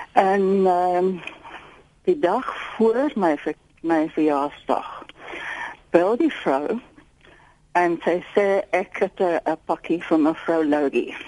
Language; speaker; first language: Afrikaans; non-native, local second language; English